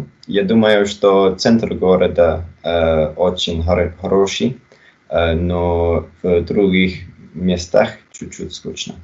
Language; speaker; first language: Russian; non-native, learner; English